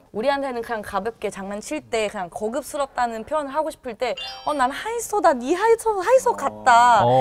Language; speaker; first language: Korean; non-native, fluent; Thai